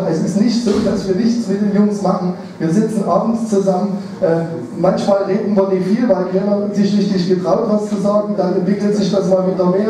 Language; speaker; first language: German; native; German